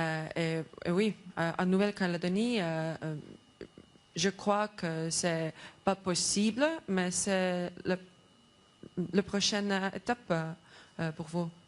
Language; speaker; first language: French; non-native, learner; Estonian